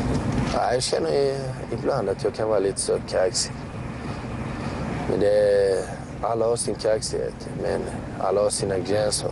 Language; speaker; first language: Swedish; early bilingual, other home language; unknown